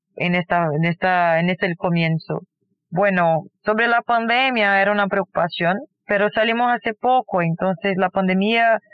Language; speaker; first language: Spanish; non-native, fluent; Portuguese